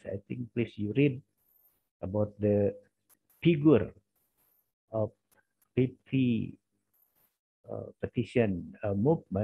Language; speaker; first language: English; non-native, learner; Indonesian